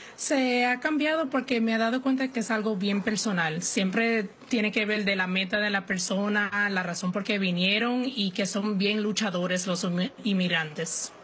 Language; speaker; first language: Spanish; early bilingual, heritage; Spanish